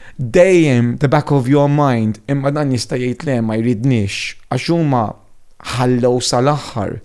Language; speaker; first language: Maltese; non-native, fluent; Italian